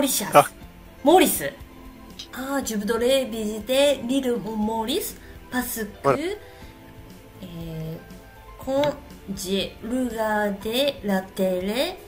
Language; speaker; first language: French; non-native, learner; Japanese